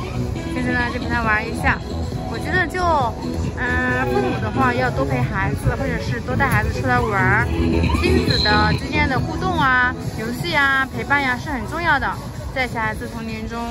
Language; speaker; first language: Chinese; non-native, fluent; French